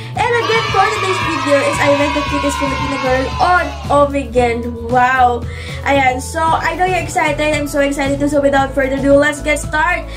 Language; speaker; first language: English; non-native, local second language; Filipino